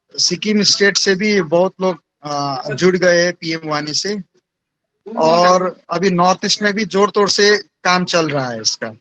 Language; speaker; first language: Hindi; non-native, local second language; Nepali